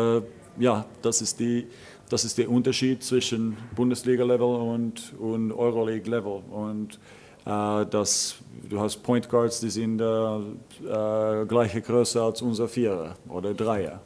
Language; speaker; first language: German; non-native, fluent; Finnish